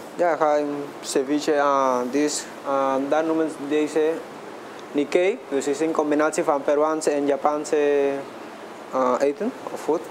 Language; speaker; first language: Dutch; non-native, learner; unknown